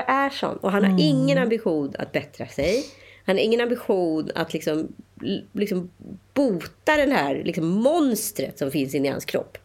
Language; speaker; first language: Swedish; native; Swedish